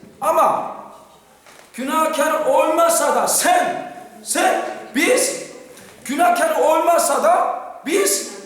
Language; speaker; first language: Turkish; non-native, fluent; Korean